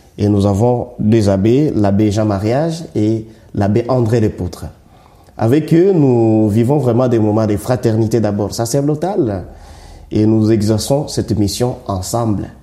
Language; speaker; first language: French; non-native, local second language; Swahili